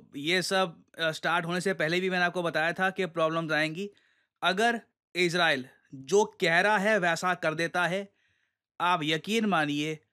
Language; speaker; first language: Hindi; native; Hindi